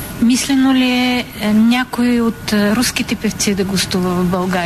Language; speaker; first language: Bulgarian; native; Bulgarian